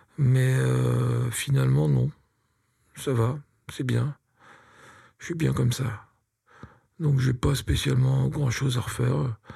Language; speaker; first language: French; native; French